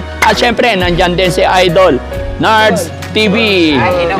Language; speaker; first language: Filipino; native; Filipino